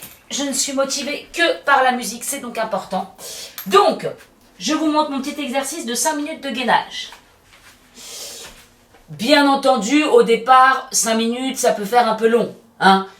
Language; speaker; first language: French; native; French